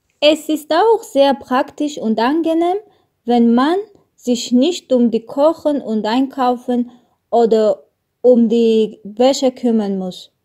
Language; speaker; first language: German; non-native, learner; Armenian